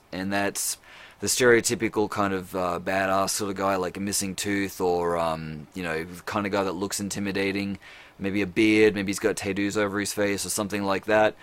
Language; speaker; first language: English; native; English